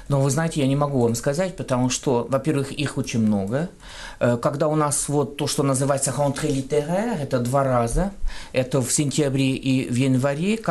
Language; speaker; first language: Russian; non-native, fluent; French